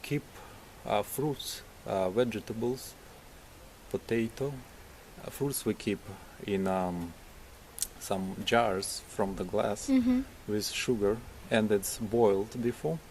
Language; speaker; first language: English; non-native, learner; Ukrainian